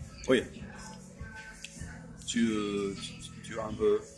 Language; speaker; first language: French; non-native, fluent; Russian